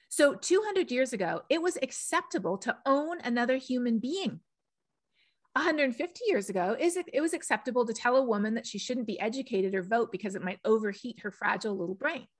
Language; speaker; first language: English; native; English